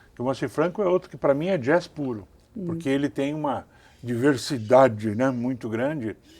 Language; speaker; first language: Portuguese; native; Portuguese